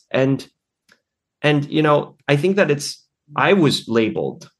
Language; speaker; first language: English; native; English